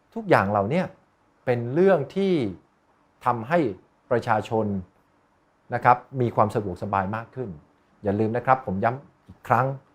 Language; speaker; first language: Thai; native; Thai